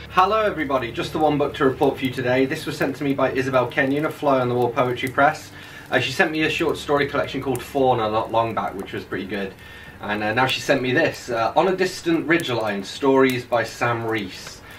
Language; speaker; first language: English; native; English